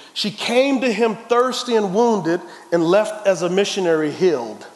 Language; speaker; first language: English; native; English